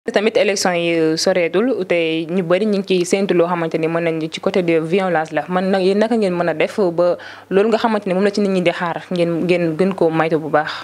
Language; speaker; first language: Wolof; native; Wolof